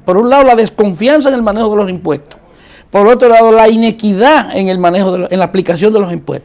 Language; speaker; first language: Spanish; native; Spanish